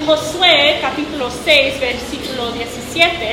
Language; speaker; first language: Spanish; non-native, learner; English